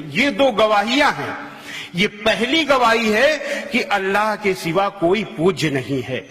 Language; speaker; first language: Hindi; native; Hindi